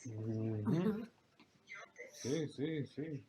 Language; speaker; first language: Spanish; non-native, learner; English